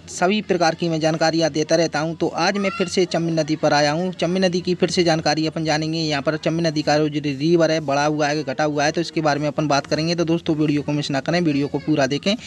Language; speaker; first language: Hindi; native; Hindi